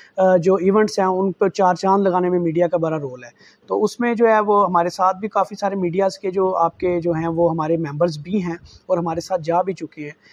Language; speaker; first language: Urdu; non-native, local second language; Saraiki